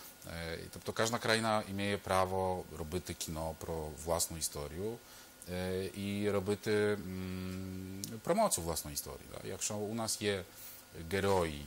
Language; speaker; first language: Ukrainian; non-native, fluent; Polish